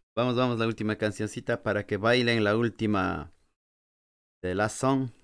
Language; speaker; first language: Spanish; native; Spanish